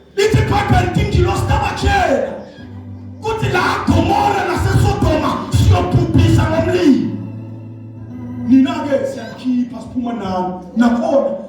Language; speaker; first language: Zulu; non-native, local second language; Swati